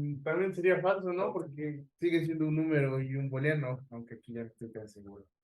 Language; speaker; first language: Spanish; native; Spanish